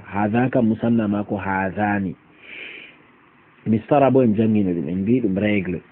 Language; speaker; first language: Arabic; non-native, fluent; Fula